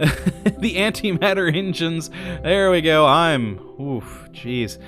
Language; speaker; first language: English; native; English